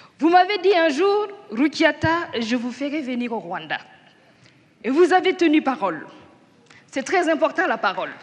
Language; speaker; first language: French; non-native, local second language; Mossi